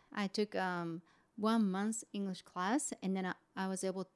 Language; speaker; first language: English; non-native, fluent; Japanese